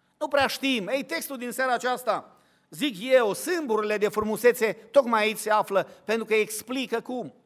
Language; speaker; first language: Romanian; native; Romanian